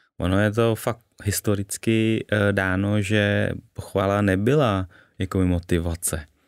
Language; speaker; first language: Czech; early bilingual, other home language; Vietnamese